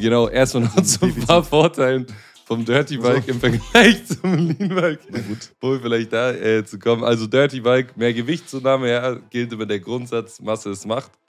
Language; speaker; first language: German; native; German